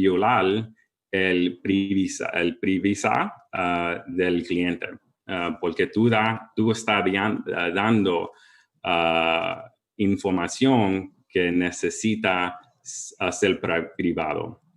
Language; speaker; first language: Spanish; early bilingual, heritage; English